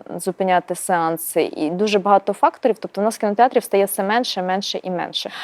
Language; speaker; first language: Ukrainian; native; Ukrainian